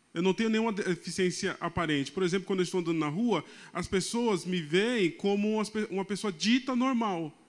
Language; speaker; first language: Portuguese; non-native, local second language; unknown